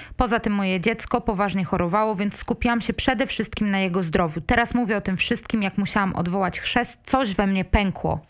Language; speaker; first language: Polish; native; Polish